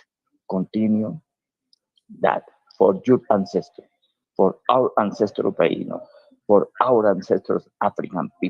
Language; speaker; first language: English; non-native, learner; Spanish